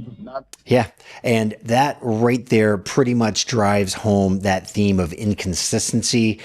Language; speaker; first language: English; native; English